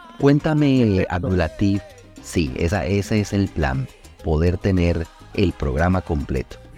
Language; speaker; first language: Spanish; native; Spanish